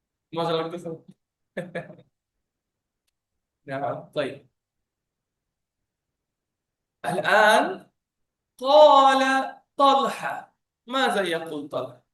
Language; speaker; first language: Arabic; non-native, fluent; Bangla